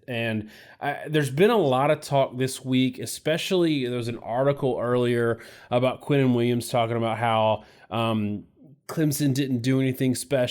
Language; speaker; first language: English; native; English